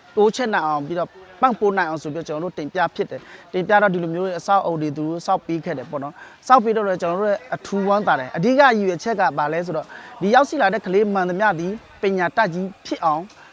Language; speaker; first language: Burmese; non-native, local second language; Karen languages